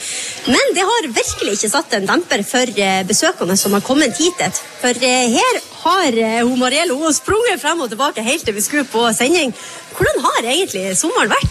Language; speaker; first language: Norwegian; native; Norwegian